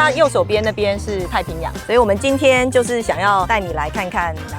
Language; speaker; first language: Chinese; native; Chinese